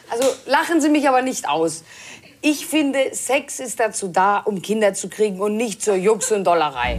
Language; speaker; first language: German; early bilingual, heritage; German